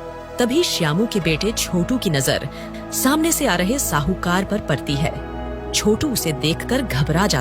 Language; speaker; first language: Hindi; native; Hindi